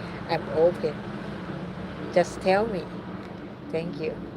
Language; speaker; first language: English; non-native, learner; Thai